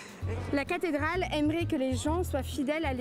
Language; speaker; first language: French; native; French